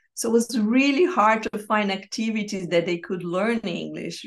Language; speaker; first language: English; non-native, fluent; Portuguese